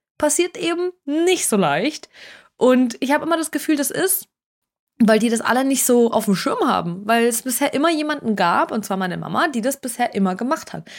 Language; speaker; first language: German; early bilingual, other home language; Russian